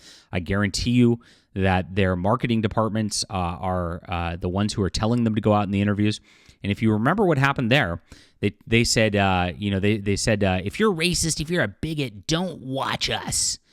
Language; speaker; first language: English; native; English